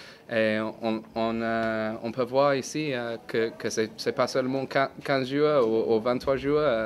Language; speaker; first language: French; non-native, fluent; English